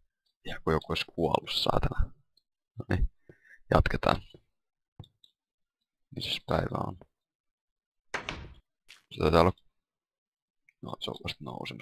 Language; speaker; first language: Finnish; native; Finnish